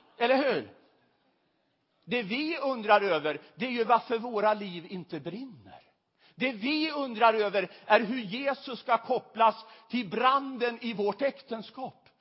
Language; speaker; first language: Swedish; native; Swedish